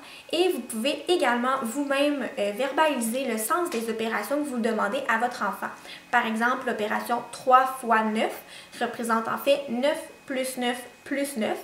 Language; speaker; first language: French; native; French